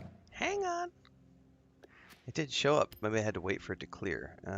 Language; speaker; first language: English; native; English